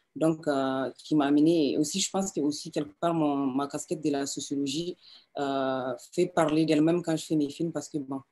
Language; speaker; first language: French; non-native, local second language; Hausa